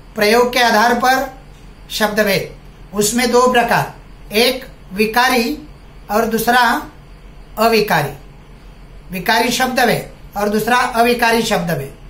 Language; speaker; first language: Hindi; non-native, local second language; Marathi